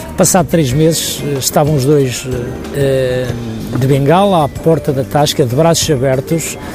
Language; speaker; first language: Portuguese; native; Portuguese